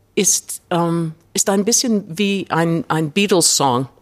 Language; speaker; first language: German; non-native, learner; English